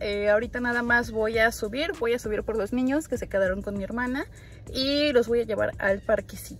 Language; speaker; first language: Spanish; native; Spanish